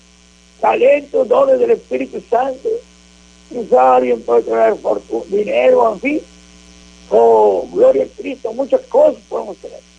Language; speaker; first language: Spanish; native; Spanish